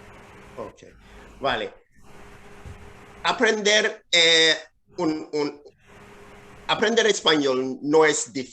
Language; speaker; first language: Spanish; non-native, fluent; English